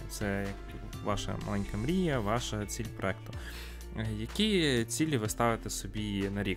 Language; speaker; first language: Ukrainian; native; Ukrainian